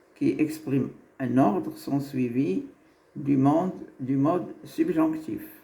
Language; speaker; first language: French; non-native, local second language; Arabic